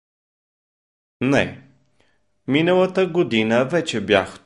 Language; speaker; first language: Bulgarian; native; Bulgarian